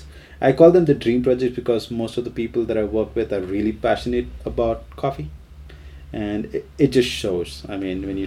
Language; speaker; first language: English; non-native, local second language; Gujarati